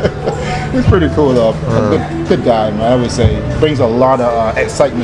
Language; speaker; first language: English; native; English